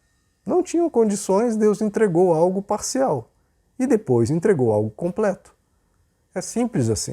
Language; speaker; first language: Portuguese; native; Portuguese